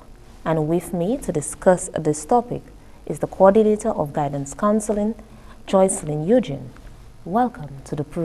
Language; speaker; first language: English; native; English